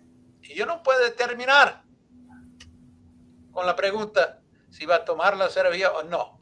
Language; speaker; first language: Spanish; non-native, learner; English